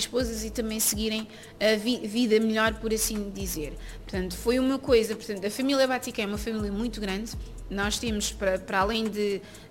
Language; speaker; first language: Portuguese; native; Portuguese